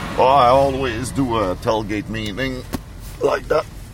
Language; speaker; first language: English; non-native, fluent; French